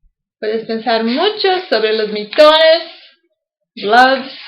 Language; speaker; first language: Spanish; non-native, learner; English